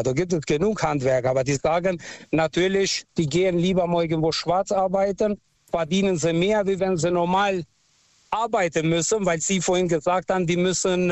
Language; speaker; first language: German; non-native, local second language; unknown